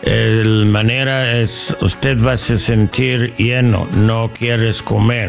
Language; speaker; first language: Spanish; non-native, learner; English